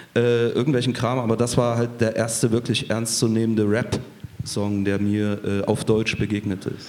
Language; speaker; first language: German; native; German